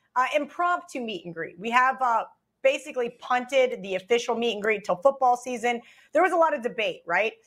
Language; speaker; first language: English; native; English